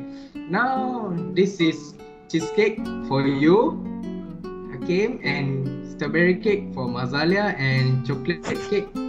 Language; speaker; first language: English; non-native, learner; Malay